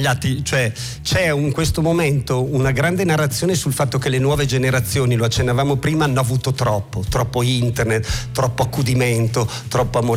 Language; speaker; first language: Italian; native; Italian